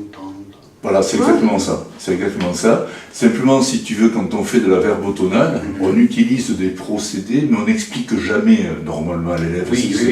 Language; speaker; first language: French; native; French